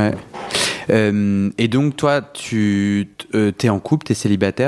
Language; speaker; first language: French; native; French